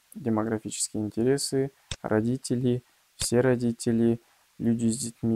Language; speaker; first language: Russian; non-native, local second language; Kazakh